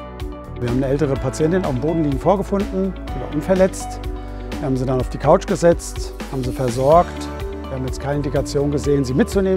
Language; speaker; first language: German; native; German